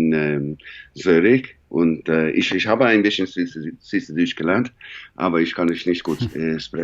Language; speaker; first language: German; non-native, learner; English